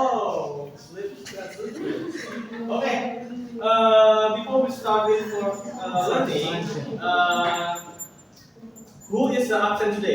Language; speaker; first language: English; non-native, learner; Indonesian